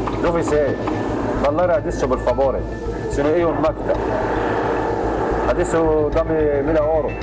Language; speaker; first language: Italian; non-native, learner; Arabic